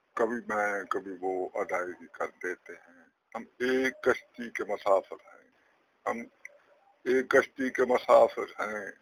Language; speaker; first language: Urdu; non-native, local second language; Punjabi